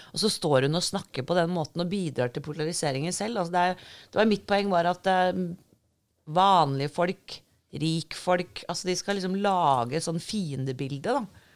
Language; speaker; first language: Norwegian; native; Norwegian